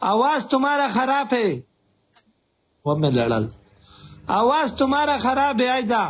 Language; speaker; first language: Hindi; non-native, learner; Pashto